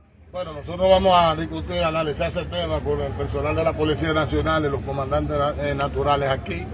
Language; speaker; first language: Spanish; native; Spanish